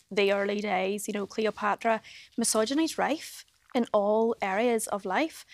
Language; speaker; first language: English; native; English